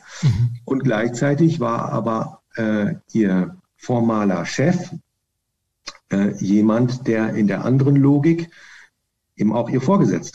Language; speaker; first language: German; native; German